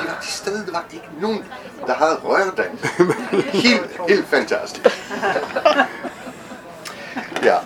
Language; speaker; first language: Danish; non-native, fluent; French